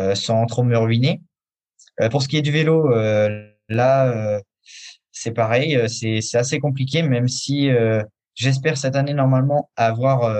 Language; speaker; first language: French; native; French